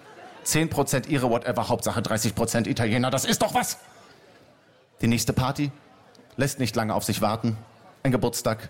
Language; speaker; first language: German; native; German